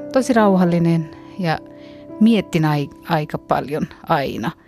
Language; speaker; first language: Finnish; non-native, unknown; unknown